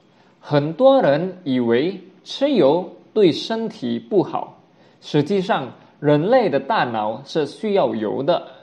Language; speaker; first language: Chinese; non-native, fluent; Indonesian